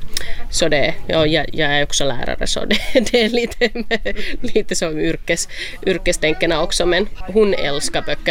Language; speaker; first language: Swedish; non-native, local second language; Finnish